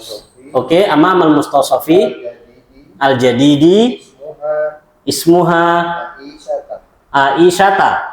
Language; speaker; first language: Arabic; non-native, fluent; Indonesian